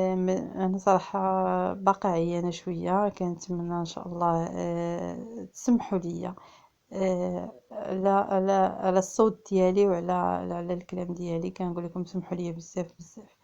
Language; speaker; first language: Arabic; native; Arabic